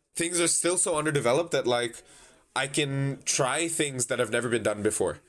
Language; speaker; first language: English; non-native, local second language; Bangla